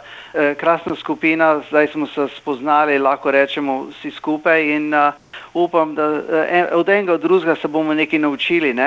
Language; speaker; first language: Slovenian; early bilingual, heritage; Slovenian